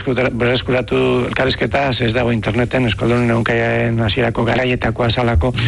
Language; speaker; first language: Basque; native; Basque